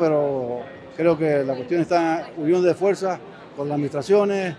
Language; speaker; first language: Spanish; native; Spanish